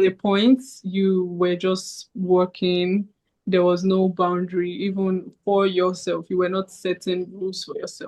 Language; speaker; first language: English; native; English